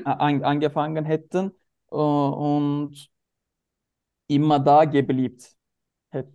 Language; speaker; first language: German; non-native, learner; Turkish